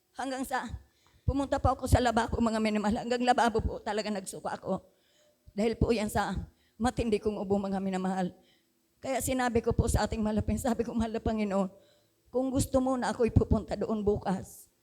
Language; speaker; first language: Filipino; non-native, local second language; Bikol